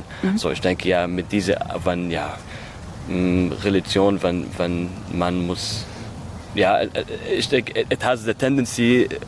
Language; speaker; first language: German; non-native, learner; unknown